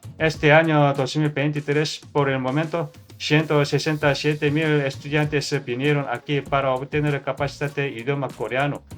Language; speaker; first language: Spanish; non-native, learner; Korean